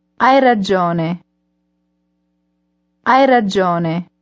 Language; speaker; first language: Italian; native; Italian